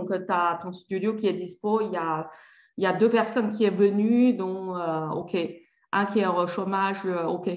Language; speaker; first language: French; native; French